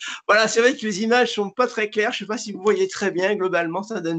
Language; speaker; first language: French; native; French